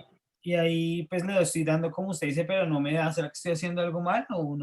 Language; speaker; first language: Spanish; native; Spanish